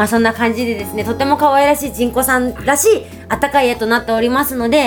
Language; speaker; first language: Japanese; native; Japanese